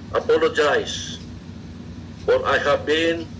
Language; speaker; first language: English; non-native, local second language; Cebuano